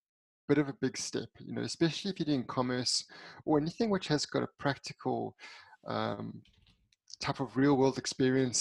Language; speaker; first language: English; native; English